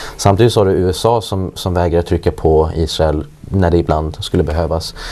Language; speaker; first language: Swedish; early bilingual, other home language; Persian